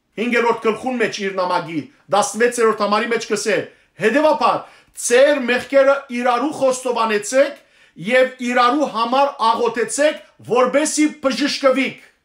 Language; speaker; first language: Armenian; early bilingual, heritage; Armenian